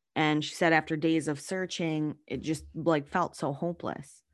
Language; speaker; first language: English; native; English